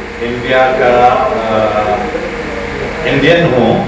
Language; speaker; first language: Hindi; early bilingual, heritage; Hindi